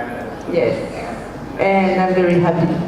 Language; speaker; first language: English; non-native, fluent; French